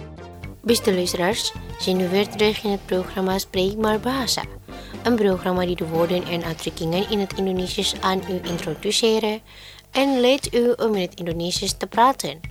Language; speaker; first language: Dutch; non-native, learner; Indonesian